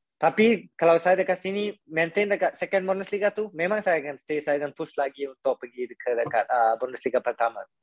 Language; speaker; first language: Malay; non-native, local second language; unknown